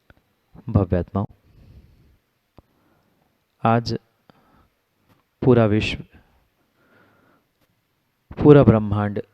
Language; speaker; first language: Hindi; native; Hindi